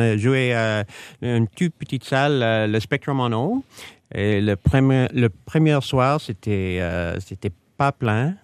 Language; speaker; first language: French; non-native, fluent; English